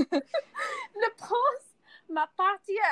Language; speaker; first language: French; non-native, learner; English